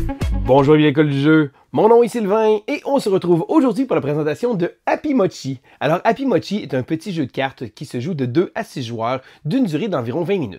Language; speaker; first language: French; native; French